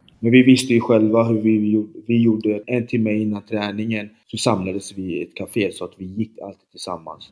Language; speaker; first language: Swedish; early bilingual, other home language; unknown